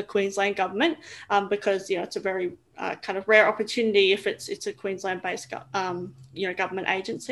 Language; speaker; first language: English; native; English